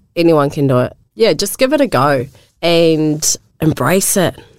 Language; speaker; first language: English; native; English